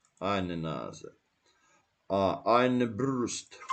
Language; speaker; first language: German; non-native, learner; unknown